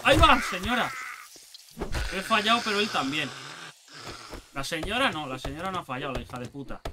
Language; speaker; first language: Spanish; native; Spanish